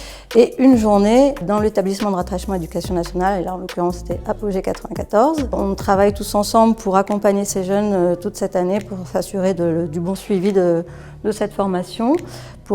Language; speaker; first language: French; native; French